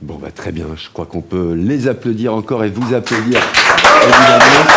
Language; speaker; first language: French; native; French